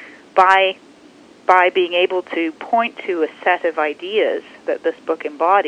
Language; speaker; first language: English; native; English